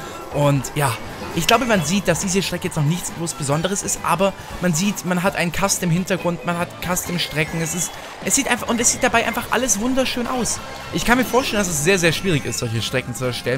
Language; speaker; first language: German; native; German